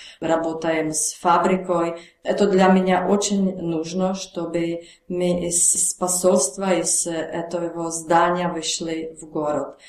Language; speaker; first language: Russian; non-native, learner; Czech